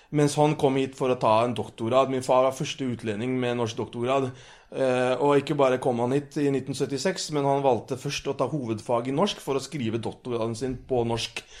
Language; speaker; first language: Norwegian; early bilingual, other home language; Urdu